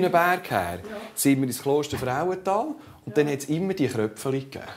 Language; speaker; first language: German; native; German